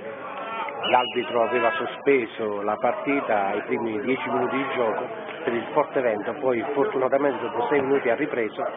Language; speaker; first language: Italian; native; Italian